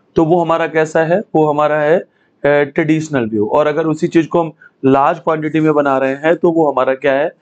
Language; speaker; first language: Hindi; native; Hindi